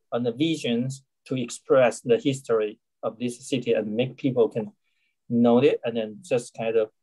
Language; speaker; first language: English; non-native, learner; Chinese